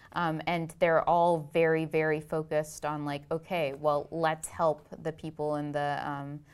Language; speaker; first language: English; native; English